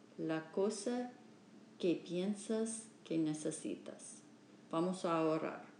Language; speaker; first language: Spanish; non-native, learner; English